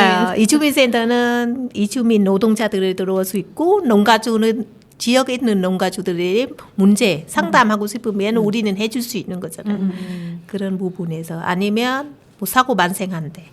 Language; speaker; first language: Korean; non-native, learner; Vietnamese